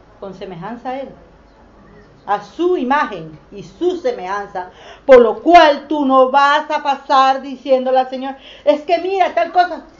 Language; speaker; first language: Spanish; native; Spanish